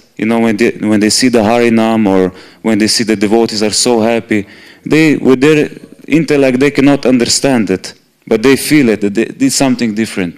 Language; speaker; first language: English; non-native, fluent; Slovenian